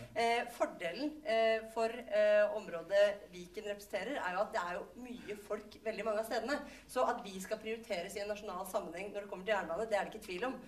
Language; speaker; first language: Norwegian; native; Norwegian